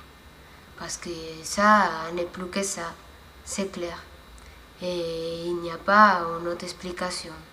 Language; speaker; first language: French; non-native, fluent; Spanish